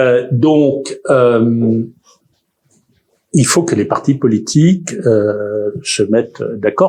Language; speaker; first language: French; native; French